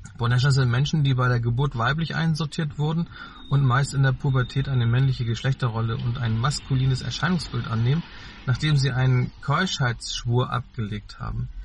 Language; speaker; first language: German; native; German